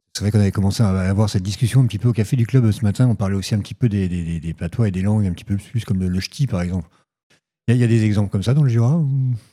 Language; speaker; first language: French; native; French